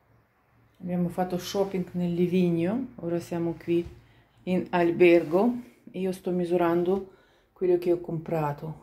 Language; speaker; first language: Italian; non-native, learner; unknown